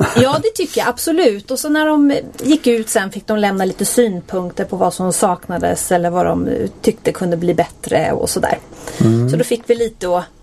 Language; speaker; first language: Swedish; native; Swedish